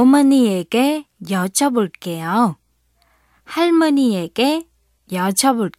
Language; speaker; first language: Korean; non-native, fluent; Vietnamese